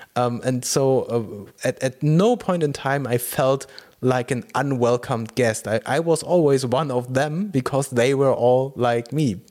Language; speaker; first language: English; non-native, fluent; German